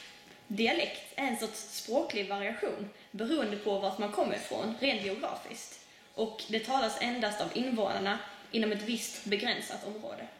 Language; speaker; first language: Swedish; native; Swedish